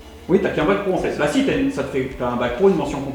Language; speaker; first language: French; native; French